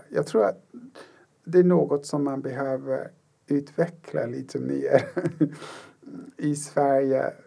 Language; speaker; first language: Swedish; non-native, fluent; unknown